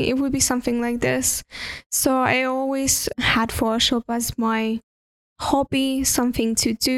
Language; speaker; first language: English; non-native, fluent; Russian